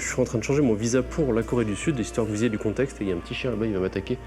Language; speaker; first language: French; native; French